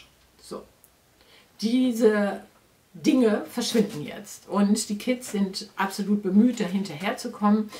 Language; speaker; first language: German; native; German